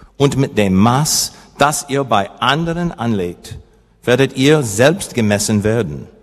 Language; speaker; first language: German; non-native, learner; English